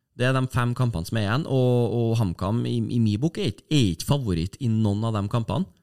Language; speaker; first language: Norwegian; native; Norwegian